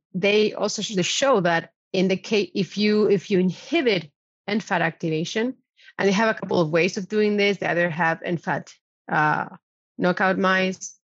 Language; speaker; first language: English; non-native, fluent; Spanish